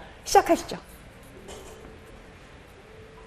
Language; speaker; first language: Korean; native; Korean